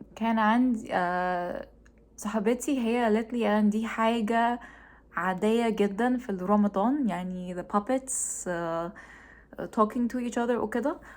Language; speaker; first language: Egyptian Arabic; non-native, learner; English